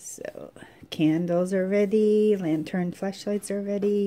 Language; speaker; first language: English; native; English